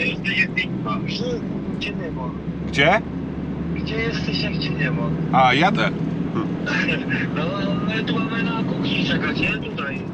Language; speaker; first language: Polish; native; Polish